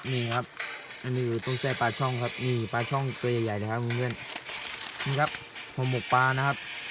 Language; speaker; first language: Thai; non-native, local second language; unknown